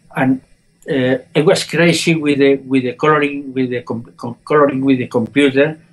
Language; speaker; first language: English; non-native, fluent; Spanish